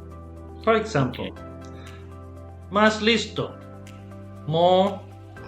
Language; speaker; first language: Spanish; non-native, fluent; English